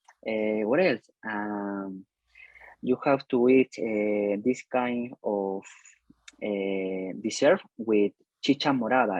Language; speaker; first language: English; non-native, learner; Spanish